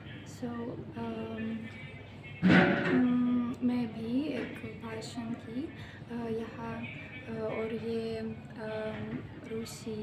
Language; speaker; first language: Hindi; non-native, learner; Russian